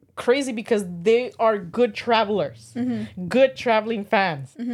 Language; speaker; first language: English; early bilingual, other home language; Spanish